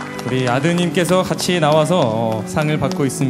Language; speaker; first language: Korean; native; Korean